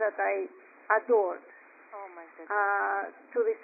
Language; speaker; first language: English; non-native, fluent; Greek